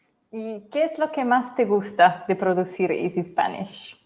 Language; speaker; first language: Spanish; non-native, fluent; English